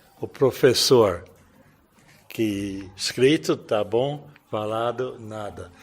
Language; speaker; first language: Portuguese; non-native, fluent; English